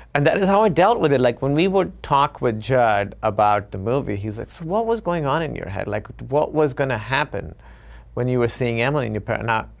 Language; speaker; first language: English; non-native, local second language; Urdu